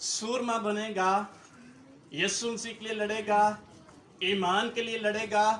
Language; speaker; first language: Urdu; non-native, local second language; Punjabi